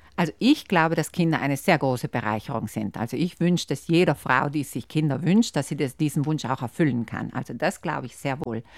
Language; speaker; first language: German; native; German